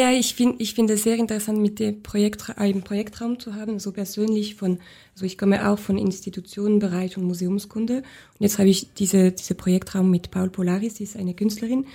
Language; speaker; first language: German; non-native, local second language; French